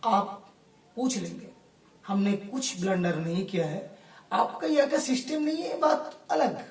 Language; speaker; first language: Hindi; non-native, local second language; Bangla